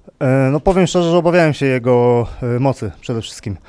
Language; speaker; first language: Polish; native; Polish